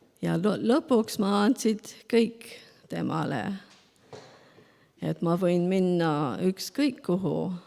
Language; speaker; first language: Estonian; non-native, learner; Spanish